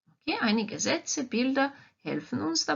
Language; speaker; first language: German; non-native, fluent; Croatian